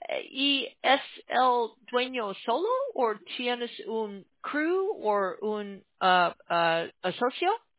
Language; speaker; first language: Spanish; non-native, learner; English